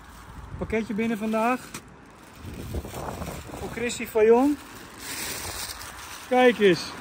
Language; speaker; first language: Dutch; native; Dutch